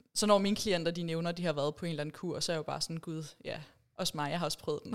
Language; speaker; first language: Danish; early bilingual, other home language; Persian